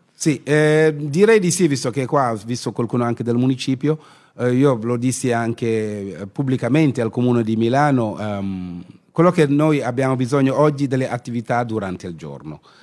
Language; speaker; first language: Italian; non-native, fluent; Wolof